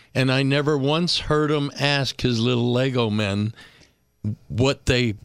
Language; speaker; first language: English; native; English